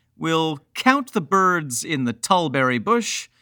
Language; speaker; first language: English; native; English